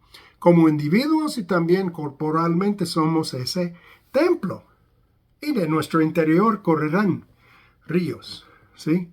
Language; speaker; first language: Spanish; non-native, fluent; English